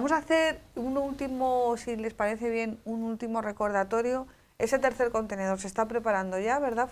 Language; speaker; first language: Spanish; native; Spanish